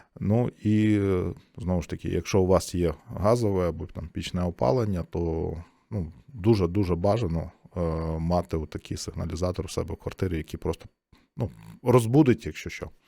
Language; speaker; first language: Ukrainian; native; Ukrainian